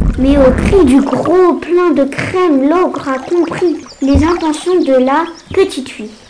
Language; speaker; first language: French; native; French